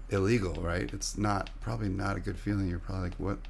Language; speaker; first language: English; early bilingual, other home language; French